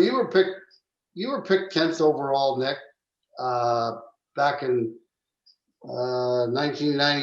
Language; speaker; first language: English; native; English